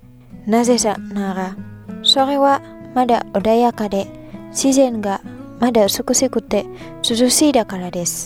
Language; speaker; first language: Japanese; non-native, fluent; Indonesian